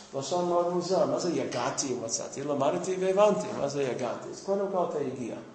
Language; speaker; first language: Hebrew; non-native, fluent; English